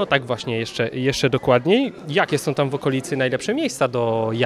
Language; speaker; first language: Polish; native; Polish